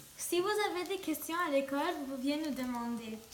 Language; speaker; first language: French; non-native, local second language; English